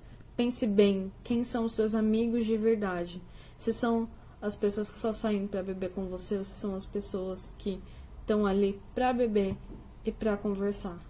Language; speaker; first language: Portuguese; native; Portuguese